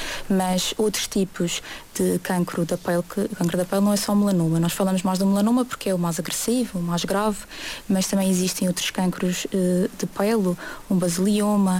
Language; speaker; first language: Portuguese; native; Portuguese